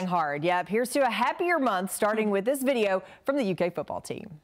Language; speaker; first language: English; native; English